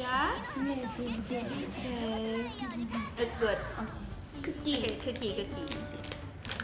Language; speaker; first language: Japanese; non-native, learner; Indonesian